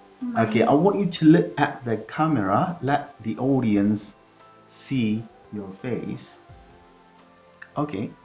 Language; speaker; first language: English; non-native, fluent; Indonesian